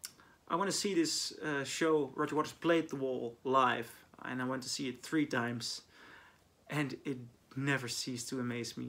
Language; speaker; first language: English; non-native, fluent; Dutch